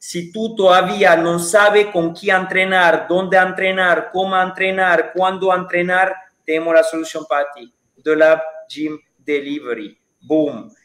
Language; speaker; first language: Spanish; non-native, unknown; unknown